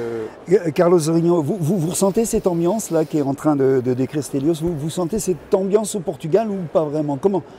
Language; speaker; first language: French; native; French